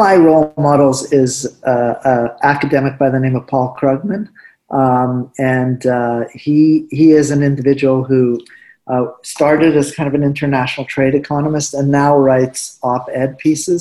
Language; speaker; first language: English; early bilingual, other home language; Spanish